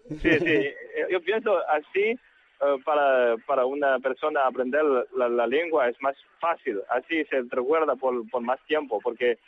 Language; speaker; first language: Spanish; non-native, learner; Chinese